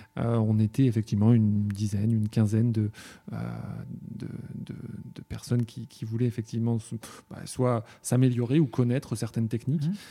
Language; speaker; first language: French; native; French